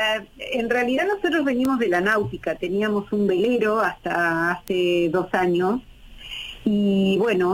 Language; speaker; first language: Spanish; native; Spanish